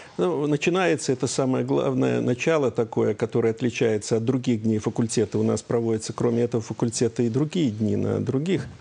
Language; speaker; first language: Russian; native; Russian